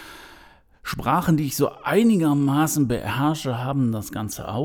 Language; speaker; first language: German; native; German